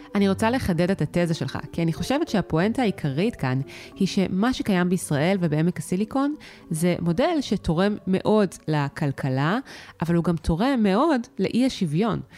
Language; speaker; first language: Hebrew; native; Hebrew